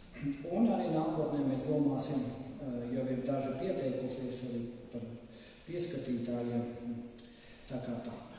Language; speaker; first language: Latvian; native; Latvian